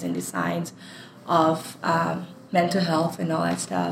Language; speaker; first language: English; non-native, fluent; French